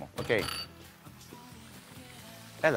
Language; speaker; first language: Greek; native; Greek